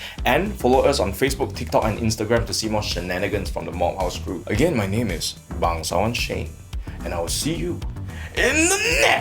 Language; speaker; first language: English; native; English